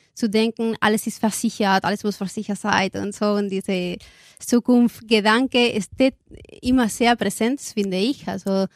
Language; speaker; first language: German; non-native, fluent; Spanish